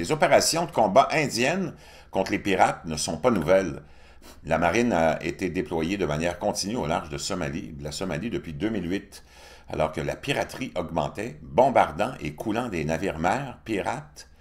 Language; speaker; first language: French; native; French